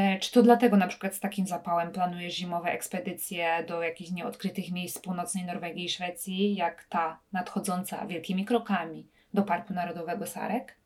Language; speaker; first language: Polish; native; Polish